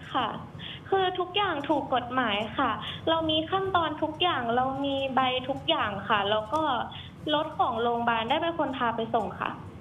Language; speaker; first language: Thai; native; Thai